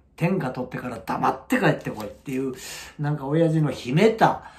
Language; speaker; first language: Japanese; native; Japanese